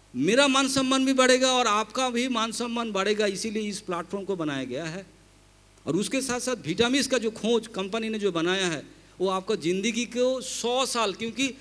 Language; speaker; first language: Hindi; non-native, local second language; Bangla